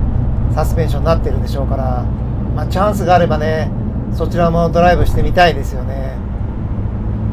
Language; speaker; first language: Japanese; native; Japanese